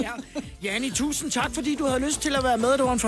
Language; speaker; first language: Danish; native; Danish